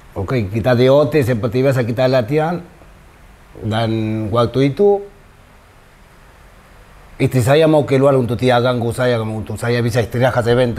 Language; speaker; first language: Indonesian; non-native, fluent; Spanish